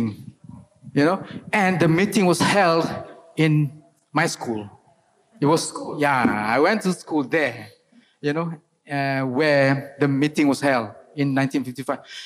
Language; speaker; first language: English; non-native, local second language; Malay